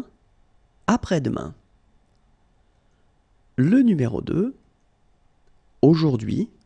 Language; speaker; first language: French; native; French